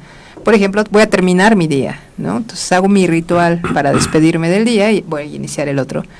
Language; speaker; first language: Spanish; native; Spanish